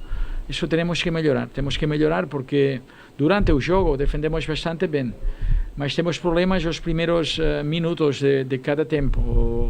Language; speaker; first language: Portuguese; non-native, fluent; Spanish